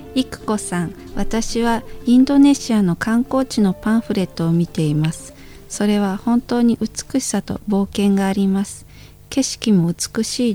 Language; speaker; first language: Japanese; non-native, fluent; Indonesian